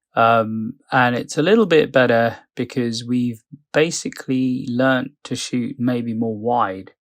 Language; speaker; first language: English; native; English